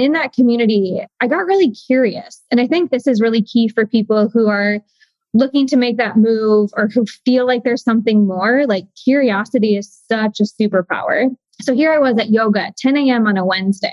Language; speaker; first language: English; native; English